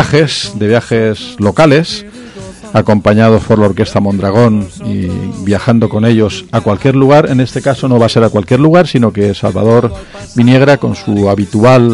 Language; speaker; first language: Spanish; native; Spanish